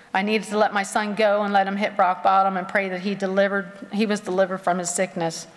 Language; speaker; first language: English; native; English